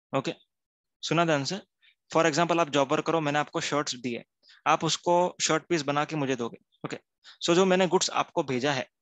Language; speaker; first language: Hindi; non-native, local second language; Gujarati